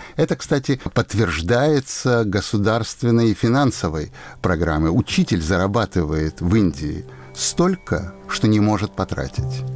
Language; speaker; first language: Russian; native; Russian